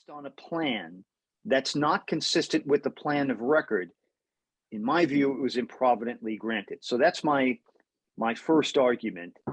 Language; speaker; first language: English; native; English